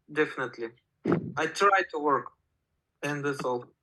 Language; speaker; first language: English; non-native, learner; Russian